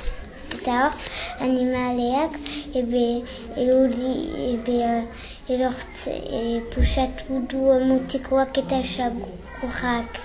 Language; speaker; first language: Basque; non-native, local second language; French